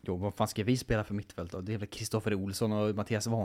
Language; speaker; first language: Swedish; native; Swedish